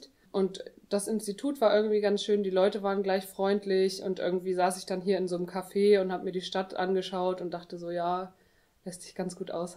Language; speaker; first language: German; native; German